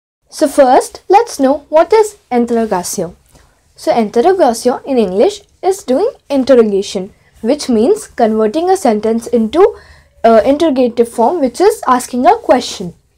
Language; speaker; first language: English; non-native, local second language; Hindi